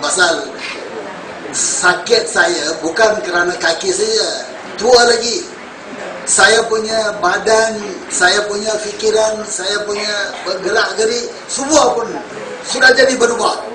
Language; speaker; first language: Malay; non-native, local second language; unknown